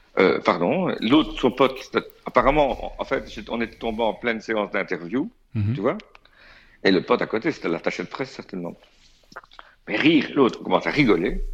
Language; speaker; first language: French; native; French